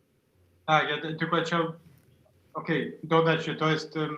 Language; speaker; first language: Polish; non-native, fluent; Swedish